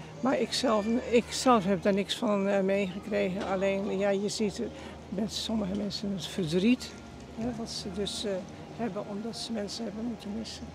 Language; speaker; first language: Dutch; native; Dutch